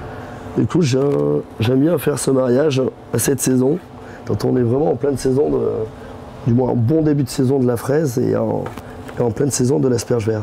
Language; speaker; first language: French; native; French